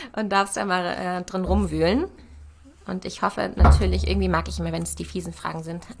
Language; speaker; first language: German; native; German